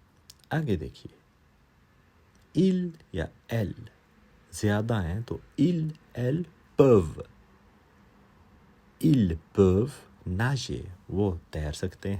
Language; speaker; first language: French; non-native, fluent; Urdu